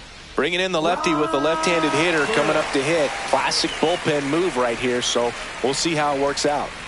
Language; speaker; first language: English; native; English